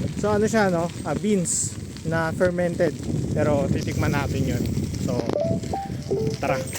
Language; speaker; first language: Filipino; native; Filipino